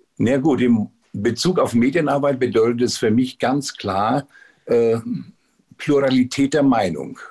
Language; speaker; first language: German; native; German